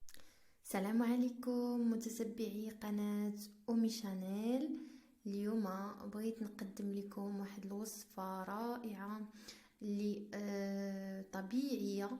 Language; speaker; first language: Arabic; native; Arabic